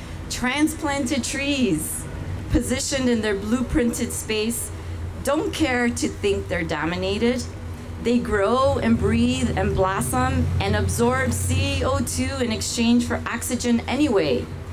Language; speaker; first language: English; early bilingual, other home language; Spanish